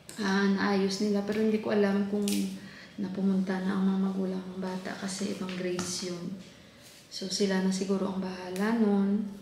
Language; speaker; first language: Filipino; non-native, local second language; Hiligaynon